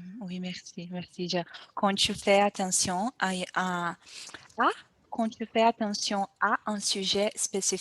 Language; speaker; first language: French; non-native, learner; Portuguese